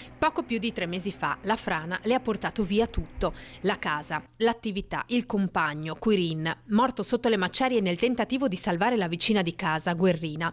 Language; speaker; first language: Italian; native; Italian